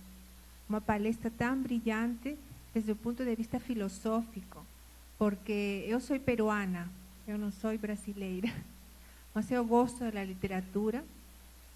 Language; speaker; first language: Portuguese; non-native, fluent; Spanish